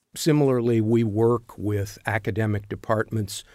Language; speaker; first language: English; native; English